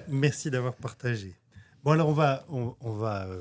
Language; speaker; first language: French; native; French